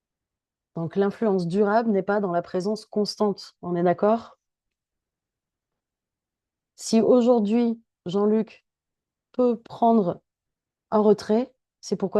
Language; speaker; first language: French; native; French